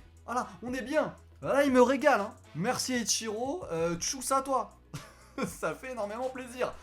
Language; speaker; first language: French; native; French